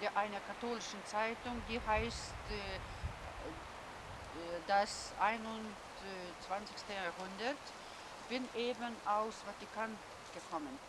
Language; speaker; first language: German; non-native, fluent; Lithuanian